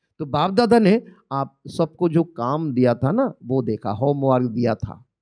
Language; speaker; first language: Hindi; non-native, local second language; Bangla